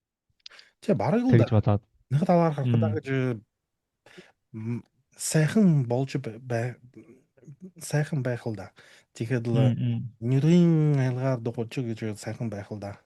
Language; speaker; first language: Mongolian; non-native, learner; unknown